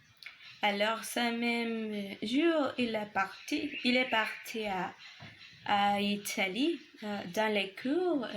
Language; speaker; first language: French; non-native, learner; Spanish